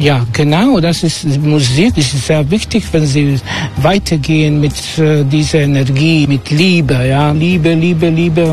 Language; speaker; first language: German; non-native, learner; Croatian